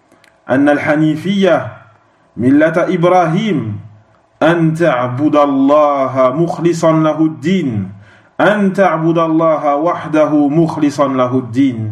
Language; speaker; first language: Arabic; non-native, fluent; French